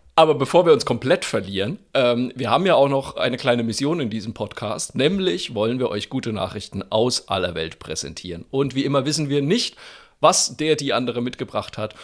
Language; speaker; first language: German; native; German